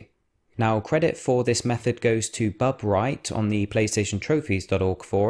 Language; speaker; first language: English; native; English